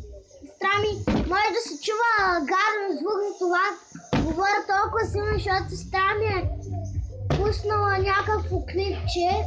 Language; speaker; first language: Bulgarian; native; Bulgarian